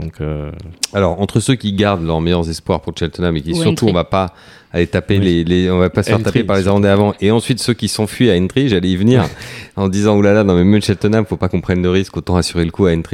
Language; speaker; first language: French; native; French